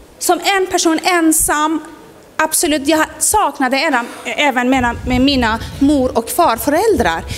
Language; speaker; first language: Swedish; non-native, fluent; Persian